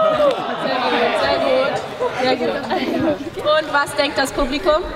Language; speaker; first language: German; non-native, fluent; English